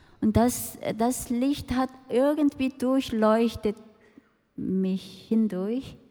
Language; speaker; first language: German; non-native, fluent; Korean